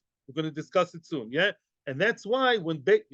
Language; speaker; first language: English; native; English